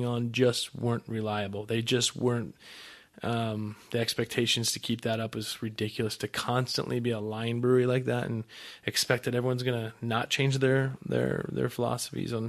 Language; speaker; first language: English; native; English